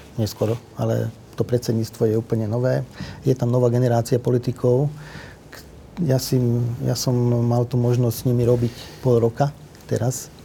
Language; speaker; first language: Slovak; non-native, local second language; Hungarian